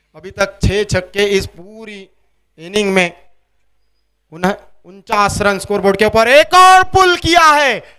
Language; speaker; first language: Hindi; non-native, local second language; Marathi